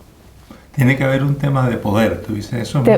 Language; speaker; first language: Spanish; native; Spanish